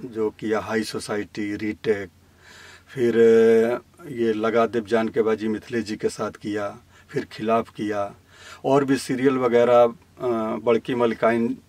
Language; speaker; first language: Hindi; native; Hindi